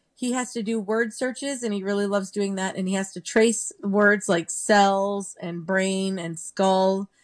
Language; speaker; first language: English; native; English